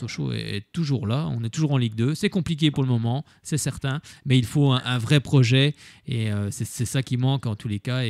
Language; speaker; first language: French; native; French